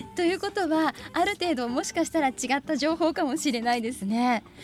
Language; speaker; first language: Japanese; native; Japanese